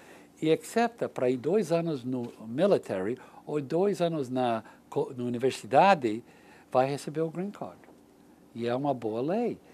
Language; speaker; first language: Portuguese; non-native, learner; English